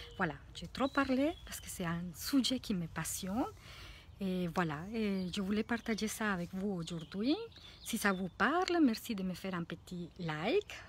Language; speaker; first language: French; non-native, fluent; Spanish